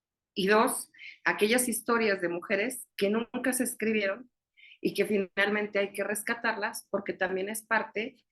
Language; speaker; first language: Spanish; native; Spanish